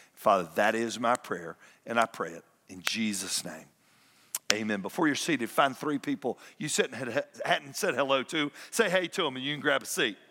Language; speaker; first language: English; native; English